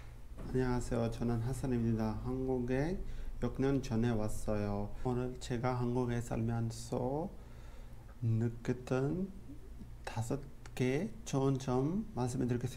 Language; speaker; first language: Korean; non-native, learner; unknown